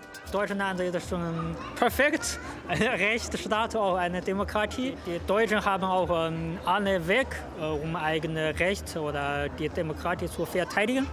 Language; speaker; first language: German; non-native, learner; Chinese